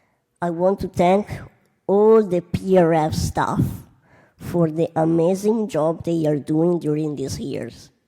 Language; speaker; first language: English; non-native, fluent; Italian